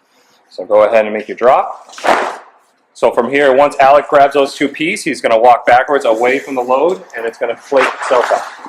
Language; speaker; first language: English; native; English